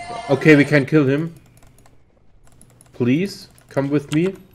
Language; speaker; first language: English; non-native, fluent; German